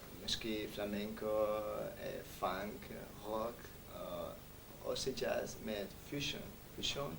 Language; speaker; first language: Danish; non-native, learner; Spanish